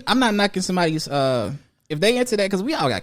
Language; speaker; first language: English; native; English